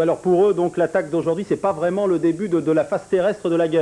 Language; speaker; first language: French; native; French